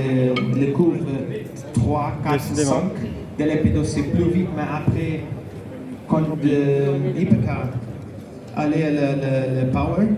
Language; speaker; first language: French; non-native, learner; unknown